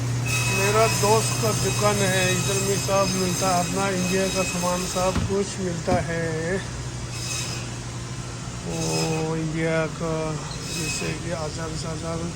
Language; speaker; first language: Hindi; non-native, local second language; Tibetan